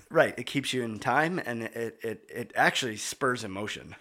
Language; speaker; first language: English; native; English